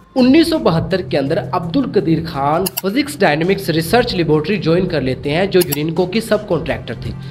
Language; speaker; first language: Urdu; non-native, local second language; Sindhi